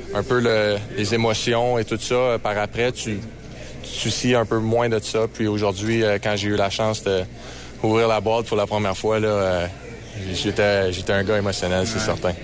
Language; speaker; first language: French; native; French